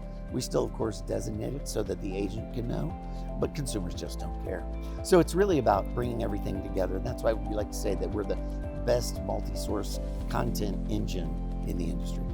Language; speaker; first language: English; native; English